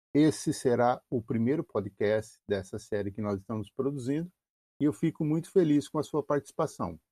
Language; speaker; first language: Portuguese; native; Portuguese